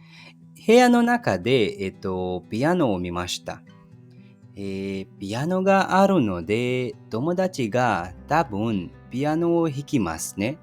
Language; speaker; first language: Japanese; non-native, fluent; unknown